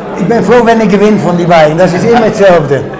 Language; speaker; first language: German; non-native, fluent; Dutch